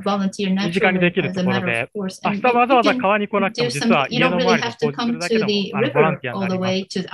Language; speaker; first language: Japanese; native; Japanese